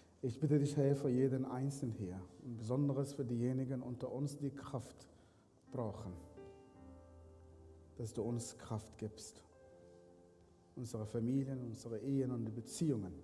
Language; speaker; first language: German; non-native, fluent; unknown